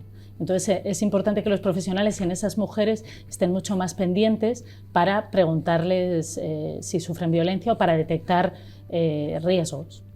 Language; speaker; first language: Spanish; native; Spanish